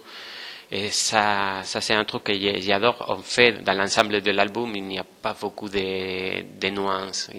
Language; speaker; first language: French; non-native, fluent; Spanish